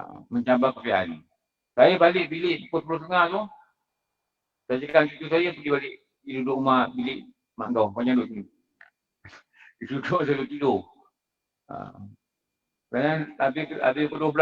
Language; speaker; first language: Malay; native; Malay